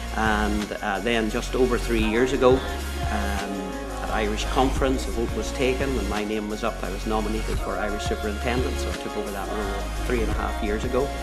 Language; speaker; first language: English; native; English